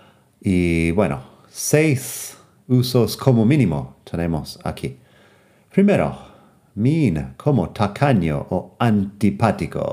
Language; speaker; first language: Spanish; non-native, fluent; English